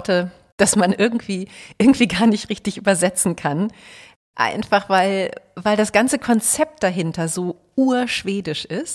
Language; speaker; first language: German; native; German